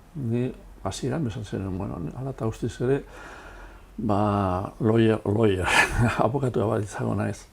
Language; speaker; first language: Basque; non-native, local second language; Spanish